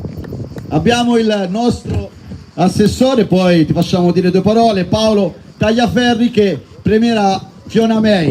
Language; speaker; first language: Italian; native; Italian